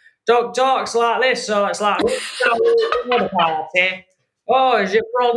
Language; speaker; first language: English; native; English